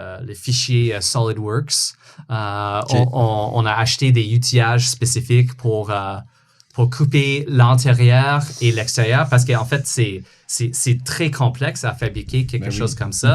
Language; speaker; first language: French; non-native, fluent; English